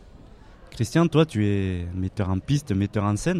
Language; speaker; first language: French; native; French